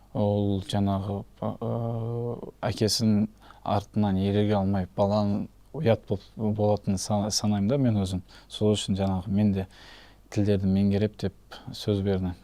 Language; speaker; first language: Kazakh; non-native, local second language; Turkish